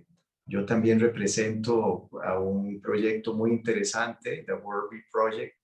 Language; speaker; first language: Spanish; native; Spanish